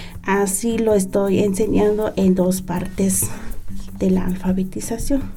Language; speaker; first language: Spanish; non-native, local second language; Tzeltal